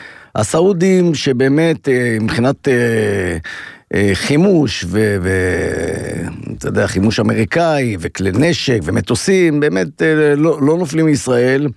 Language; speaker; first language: Hebrew; native; Hebrew